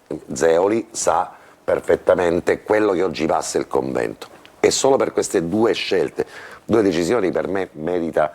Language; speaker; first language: Italian; native; Italian